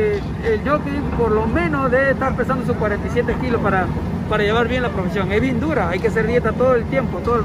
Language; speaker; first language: Spanish; native; Spanish